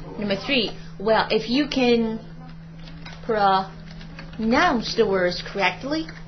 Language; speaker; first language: English; non-native, fluent; Chinese